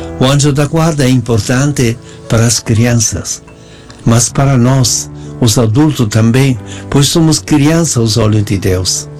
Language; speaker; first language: Portuguese; non-native, fluent; Italian